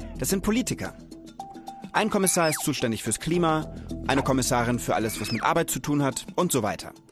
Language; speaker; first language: German; native; German